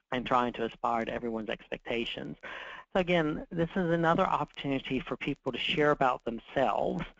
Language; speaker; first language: English; native; English